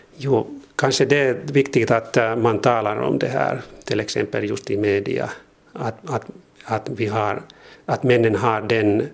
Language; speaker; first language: Swedish; non-native, learner; Finnish